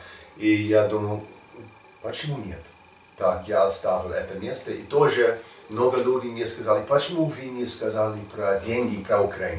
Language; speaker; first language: Russian; non-native, learner; English